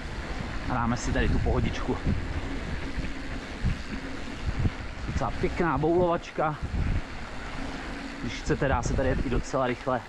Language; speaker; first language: Czech; native; Czech